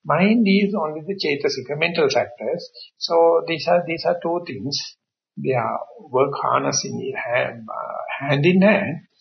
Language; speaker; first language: English; non-native, local second language; Sinhala